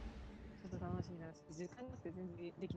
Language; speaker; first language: Japanese; native; Japanese